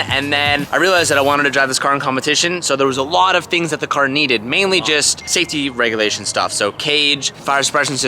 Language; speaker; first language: English; native; English